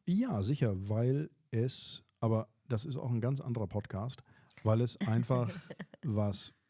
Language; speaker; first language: German; native; German